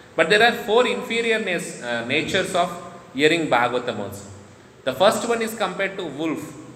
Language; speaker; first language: English; non-native, local second language; Telugu